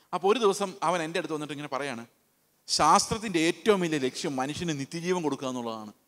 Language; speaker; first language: Malayalam; native; Malayalam